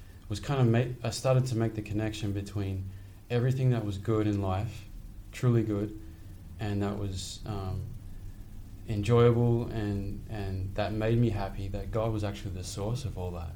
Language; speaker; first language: English; native; English